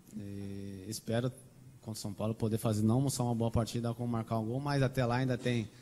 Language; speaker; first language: Portuguese; native; Portuguese